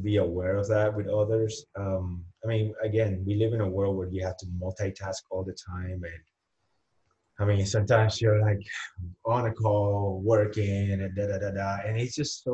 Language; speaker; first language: English; non-native, fluent; Spanish